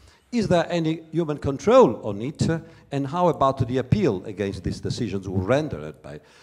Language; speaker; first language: English; non-native, fluent; Italian